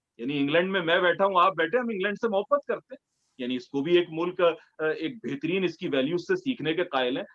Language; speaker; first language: Urdu; native; Urdu